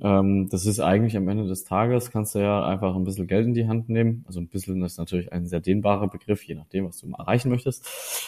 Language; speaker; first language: German; native; German